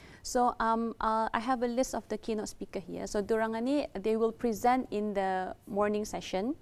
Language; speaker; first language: English; non-native, local second language; Malay